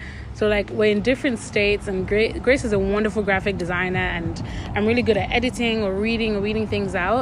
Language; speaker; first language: English; non-native, local second language; Yoruba